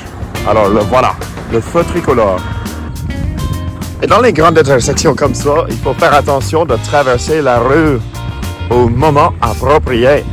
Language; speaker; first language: French; non-native, fluent; English